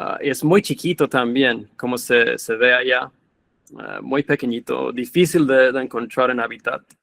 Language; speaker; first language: Spanish; non-native, fluent; English